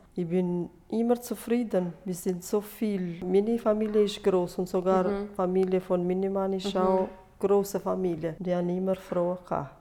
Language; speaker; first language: German; non-native, fluent; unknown